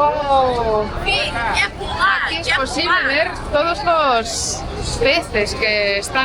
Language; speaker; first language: Spanish; non-native, fluent; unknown